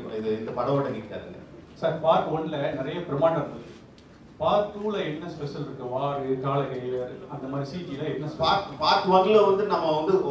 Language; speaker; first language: Tamil; non-native, local second language; Telugu